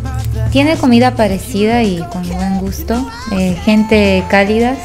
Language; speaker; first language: Spanish; non-native, fluent; Romanian